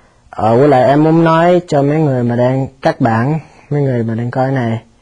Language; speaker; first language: Vietnamese; early bilingual, heritage; Vietnamese